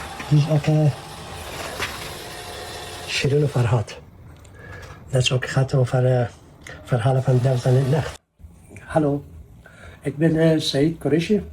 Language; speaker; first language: Dutch; non-native, learner; Persian